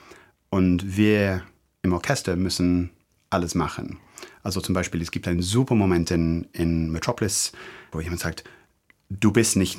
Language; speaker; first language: German; non-native, fluent; English